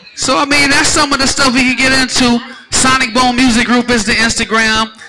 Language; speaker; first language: English; native; English